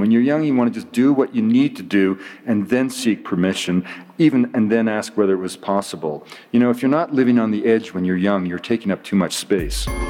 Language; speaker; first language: English; native; English